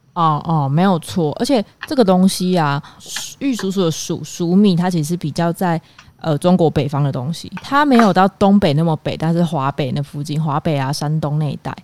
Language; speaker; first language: Chinese; native; Chinese